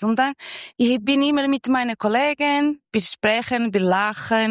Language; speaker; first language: German; non-native, learner; Portuguese